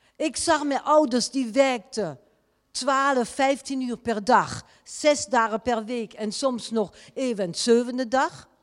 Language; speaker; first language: Dutch; non-native, fluent; French